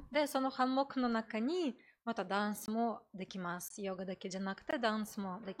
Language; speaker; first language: Japanese; non-native, fluent; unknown